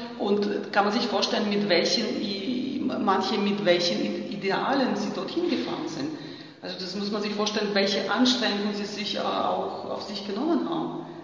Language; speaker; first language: German; non-native, fluent; Ukrainian